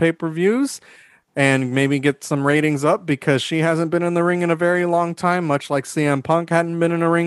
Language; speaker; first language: English; native; English